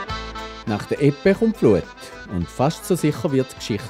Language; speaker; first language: German; native; German